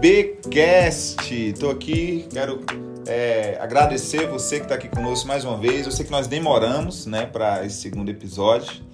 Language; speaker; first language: Portuguese; native; Portuguese